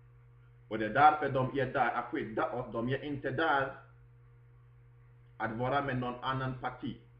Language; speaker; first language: Swedish; non-native, fluent; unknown